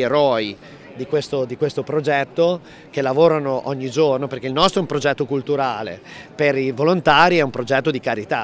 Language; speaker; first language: Italian; native; Italian